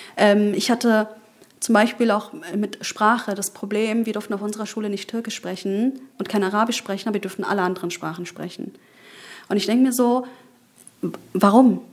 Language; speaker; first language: German; early bilingual, other home language; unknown